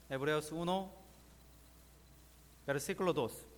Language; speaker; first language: Spanish; non-native, learner; Korean